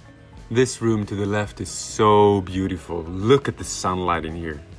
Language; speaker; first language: English; non-native, fluent; Swedish